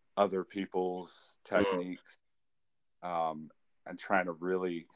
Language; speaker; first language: English; native; English